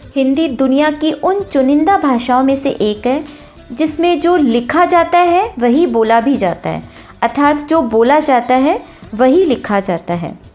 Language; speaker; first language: Hindi; native; Hindi